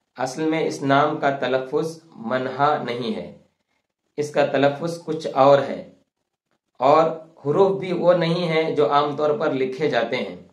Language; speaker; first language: Urdu; non-native, local second language; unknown